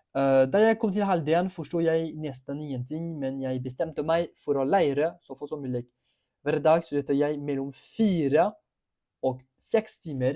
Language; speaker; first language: Norwegian; non-native, fluent; French